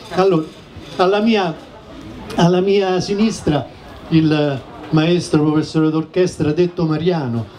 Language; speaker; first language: Italian; native; Italian